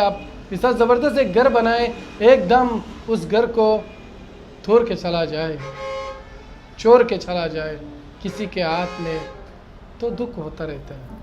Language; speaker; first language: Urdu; non-native, local second language; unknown